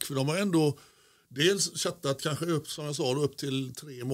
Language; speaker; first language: Swedish; native; Swedish